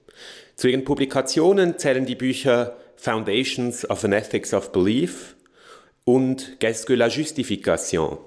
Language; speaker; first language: German; native; German